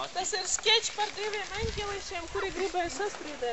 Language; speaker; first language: Latvian; native; Latvian